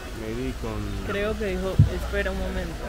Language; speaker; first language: Spanish; non-native, learner; English